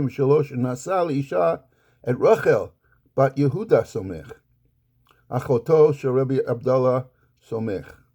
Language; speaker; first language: Hebrew; non-native, fluent; English